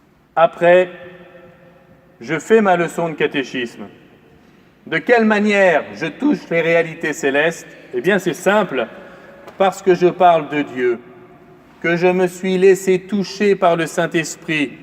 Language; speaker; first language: French; native; French